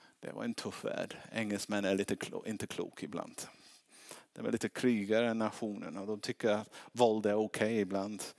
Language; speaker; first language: Swedish; non-native, fluent; English